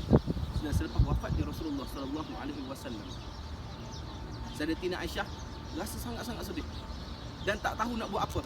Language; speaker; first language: Malay; native; Malay